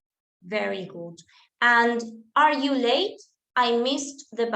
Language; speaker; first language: English; non-native, fluent; Spanish